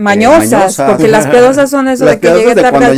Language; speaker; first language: Spanish; native; Spanish